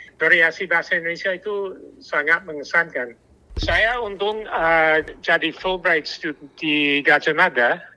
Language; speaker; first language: Indonesian; non-native, fluent; English